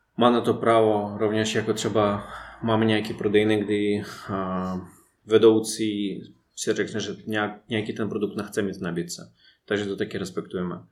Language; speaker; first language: Czech; non-native, fluent; Russian